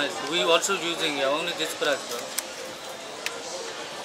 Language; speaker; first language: English; non-native, learner; Thai